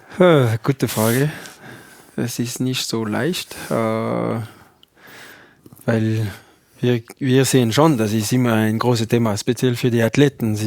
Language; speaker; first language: German; non-native, learner; French